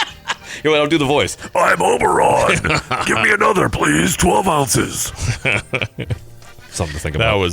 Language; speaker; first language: English; native; English